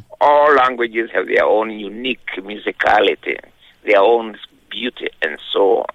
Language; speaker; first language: English; non-native, local second language; Kikuyu